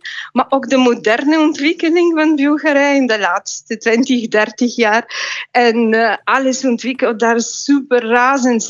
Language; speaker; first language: Dutch; non-native, fluent; Bulgarian